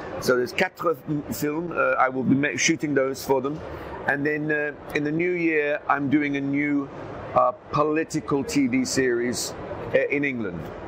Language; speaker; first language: English; native; English